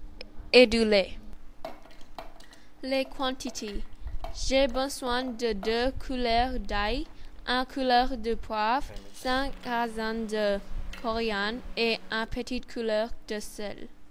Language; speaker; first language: French; non-native, learner; Thai